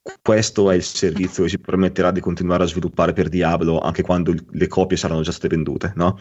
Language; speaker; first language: Italian; native; Italian